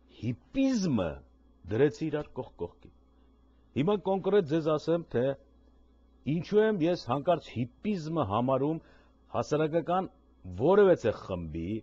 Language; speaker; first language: Armenian; native; Armenian